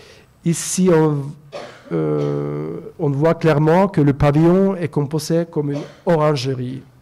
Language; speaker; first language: French; non-native, fluent; Norwegian